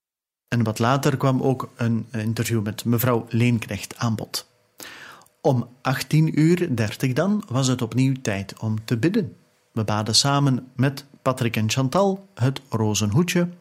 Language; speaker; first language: Dutch; native; Dutch